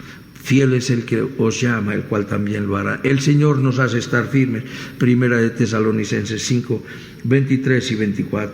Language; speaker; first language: Spanish; native; Spanish